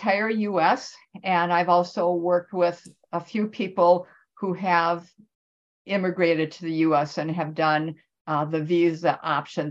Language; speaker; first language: English; native; English